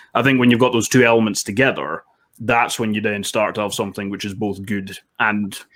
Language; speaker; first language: English; native; English